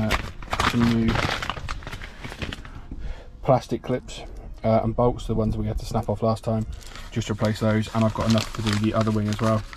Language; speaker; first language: English; native; English